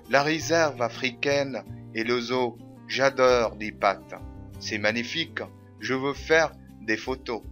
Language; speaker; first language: French; non-native, fluent; Arabic